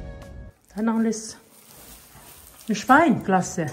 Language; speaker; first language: German; non-native, learner; Tibetan